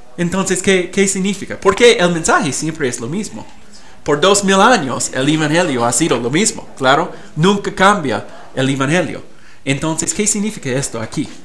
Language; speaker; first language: Spanish; non-native, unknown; English